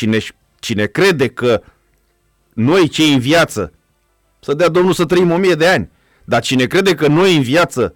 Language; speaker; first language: Romanian; native; Romanian